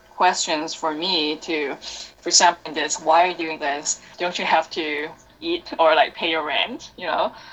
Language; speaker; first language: English; non-native, local second language; Cantonese